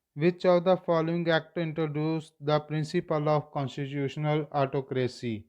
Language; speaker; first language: English; non-native, local second language; Punjabi